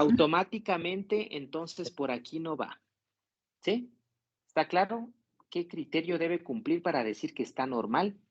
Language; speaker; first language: Spanish; native; Spanish